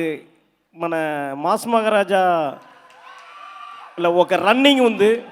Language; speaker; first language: Telugu; non-native, fluent; Tamil